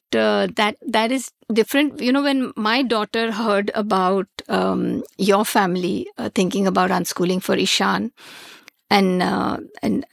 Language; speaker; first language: English; non-native, local second language; Hindi